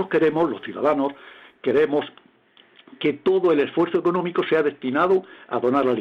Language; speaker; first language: Spanish; native; Spanish